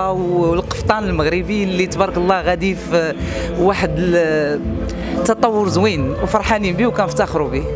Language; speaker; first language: Arabic; native; Arabic